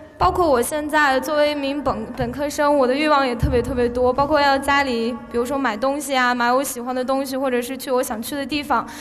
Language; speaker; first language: Chinese; native; Chinese